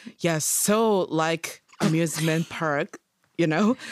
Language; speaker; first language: English; non-native, learner; Japanese